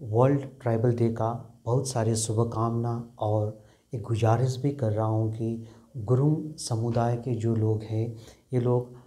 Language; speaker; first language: Hindi; non-native, local second language; Nepali